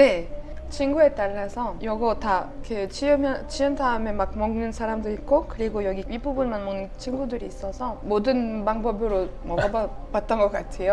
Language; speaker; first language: Korean; non-native, fluent; French